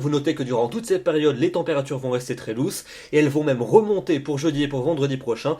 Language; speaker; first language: French; native; French